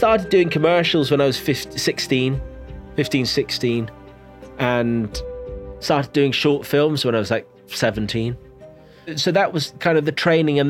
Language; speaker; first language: English; native; English